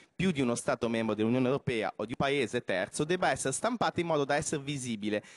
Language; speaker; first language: Italian; native; Italian